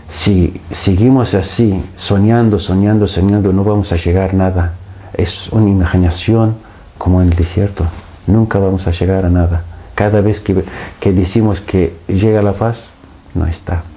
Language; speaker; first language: Spanish; non-native, fluent; Arabic